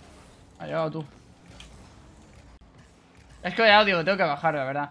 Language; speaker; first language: Spanish; native; Spanish